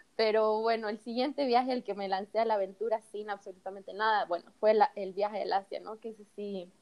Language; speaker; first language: Spanish; native; Spanish